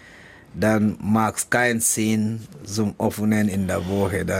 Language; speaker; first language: German; non-native, learner; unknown